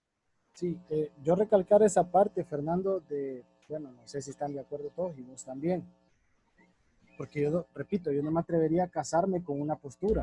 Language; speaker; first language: Spanish; native; Spanish